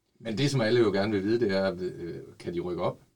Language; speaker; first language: Danish; native; Danish